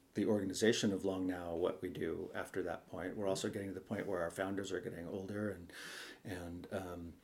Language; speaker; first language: English; native; English